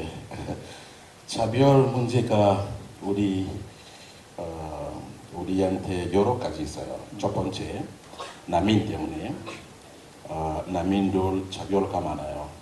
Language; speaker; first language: Korean; non-native, learner; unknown